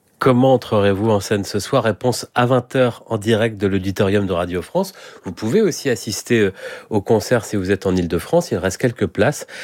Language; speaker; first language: French; native; French